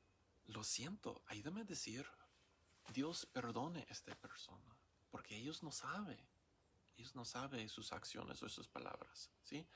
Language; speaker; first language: Spanish; non-native, learner; English